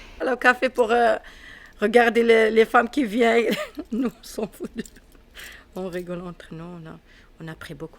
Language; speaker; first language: French; non-native, learner; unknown